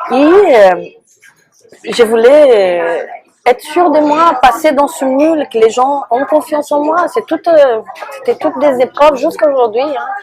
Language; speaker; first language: French; non-native, fluent; Portuguese